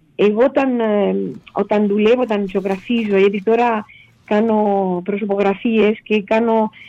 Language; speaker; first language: Greek; non-native, fluent; Spanish